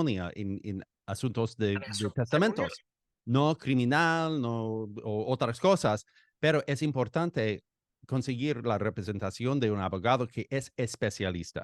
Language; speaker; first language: Spanish; non-native, fluent; English